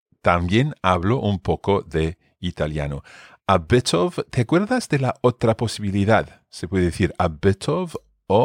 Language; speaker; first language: Spanish; non-native, fluent; English